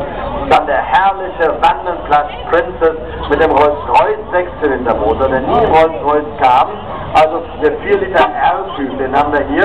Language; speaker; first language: German; native; German